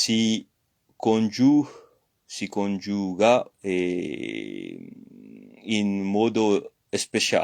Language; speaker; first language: Italian; non-native, fluent; French